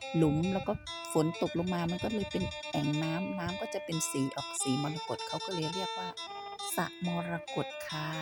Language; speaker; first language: Thai; native; Thai